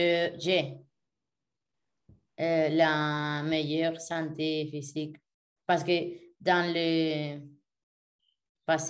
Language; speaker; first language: French; non-native, learner; Spanish